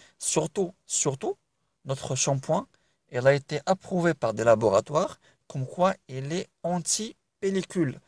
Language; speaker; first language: French; non-native, local second language; Arabic